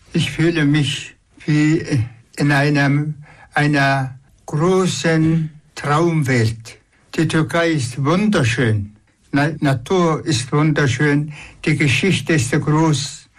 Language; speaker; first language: German; non-native, fluent; Tuvinian